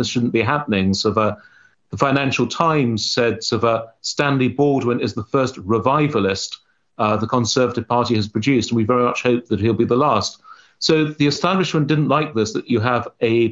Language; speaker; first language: English; native; English